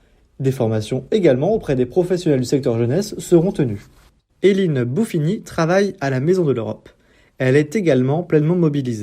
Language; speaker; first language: French; native; French